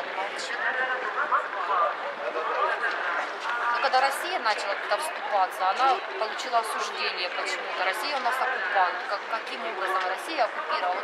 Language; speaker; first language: Russian; native; Russian